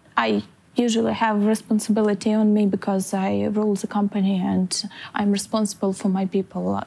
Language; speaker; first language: English; non-native, fluent; Ukrainian